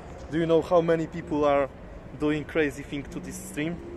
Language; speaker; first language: English; non-native, fluent; Polish